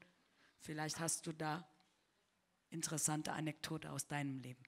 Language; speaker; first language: German; early bilingual, other home language; Turkish